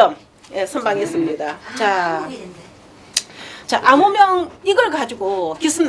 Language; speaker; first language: Korean; native; Korean